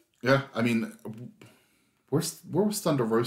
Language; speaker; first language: English; native; English